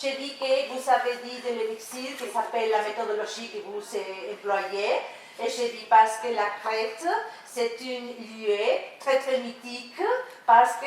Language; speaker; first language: French; non-native, learner; Spanish